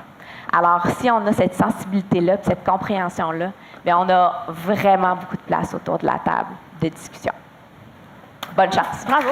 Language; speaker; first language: French; native; French